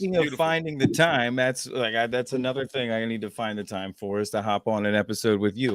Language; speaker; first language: English; native; English